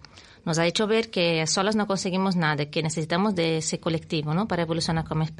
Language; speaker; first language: Spanish; native; Spanish